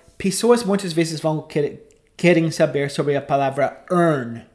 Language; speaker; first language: Portuguese; non-native, fluent; English